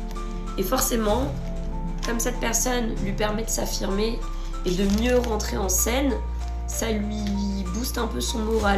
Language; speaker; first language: French; native; French